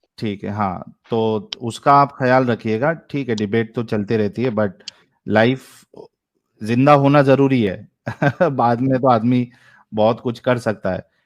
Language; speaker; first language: Hindi; native; Hindi